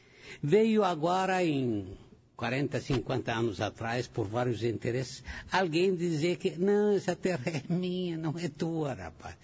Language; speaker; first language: Portuguese; non-native, fluent; Arabic